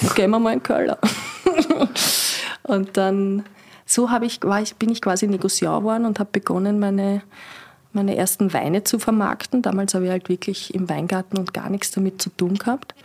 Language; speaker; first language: German; native; German